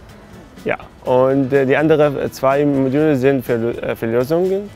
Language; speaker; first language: German; non-native, learner; Arabic